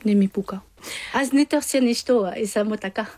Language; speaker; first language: Bulgarian; non-native, learner; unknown